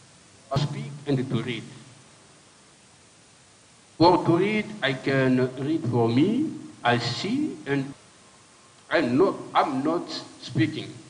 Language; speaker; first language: English; non-native, learner; French